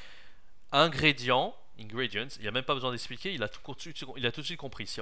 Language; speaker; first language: French; native; French